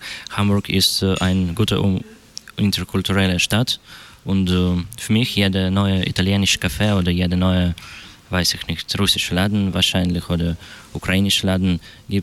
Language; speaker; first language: German; non-native, learner; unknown